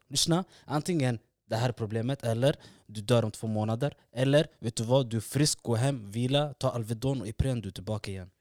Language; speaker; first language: Swedish; early bilingual, other home language; Arabic